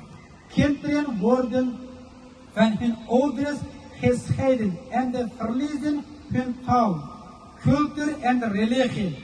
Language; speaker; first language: Dutch; non-native, fluent; Uyghur